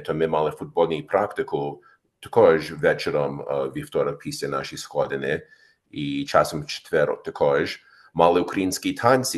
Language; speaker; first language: Ukrainian; early bilingual, heritage; Ukrainian